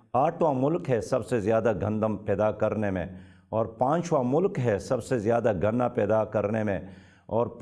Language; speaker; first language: Urdu; non-native, local second language; Pashto